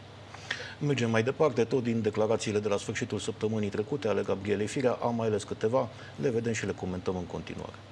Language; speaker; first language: Romanian; native; Romanian